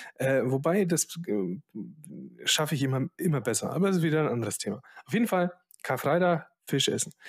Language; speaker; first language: German; early bilingual, other home language; Polish